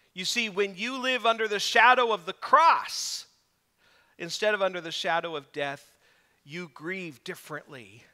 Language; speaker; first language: English; native; English